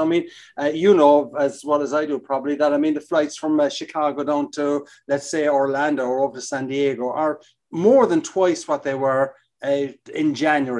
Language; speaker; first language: English; native; English